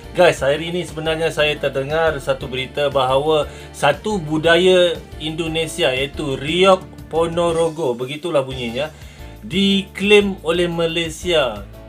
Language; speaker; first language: Malay; native; Malay